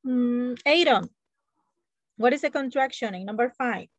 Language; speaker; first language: English; non-native, learner; Spanish